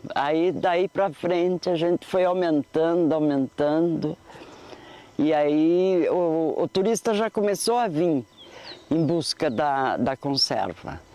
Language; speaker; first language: Portuguese; native; Portuguese